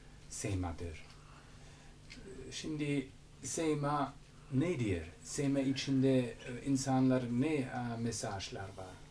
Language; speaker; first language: Turkish; non-native, learner; German